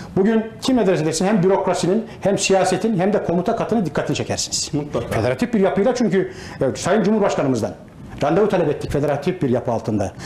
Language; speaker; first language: Turkish; native; Turkish